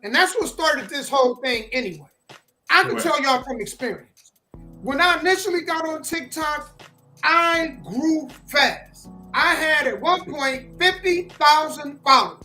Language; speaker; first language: English; native; English